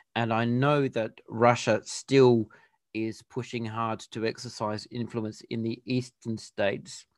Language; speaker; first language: English; native; English